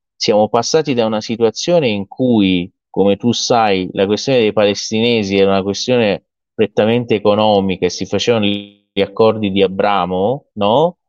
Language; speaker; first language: Italian; non-native, fluent; Persian